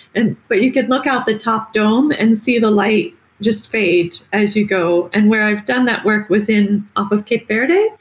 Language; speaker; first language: English; native; English